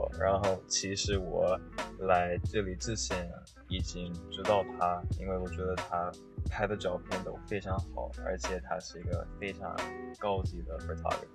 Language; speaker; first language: Chinese; non-native, fluent; English